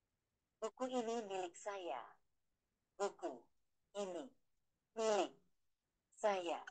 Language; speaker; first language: Indonesian; non-native, learner; Vietnamese